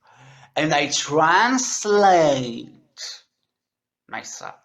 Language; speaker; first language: English; non-native, learner; French